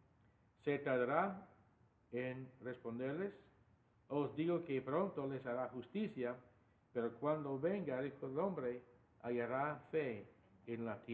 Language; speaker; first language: Spanish; non-native, fluent; English